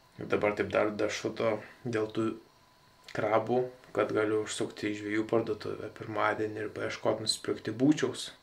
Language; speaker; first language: Lithuanian; native; Lithuanian